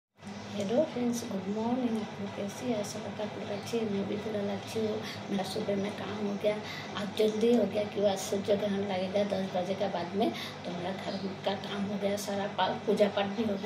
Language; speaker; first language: Hindi; non-native, local second language; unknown